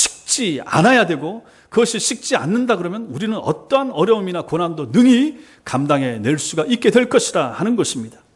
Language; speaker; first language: Korean; native; Korean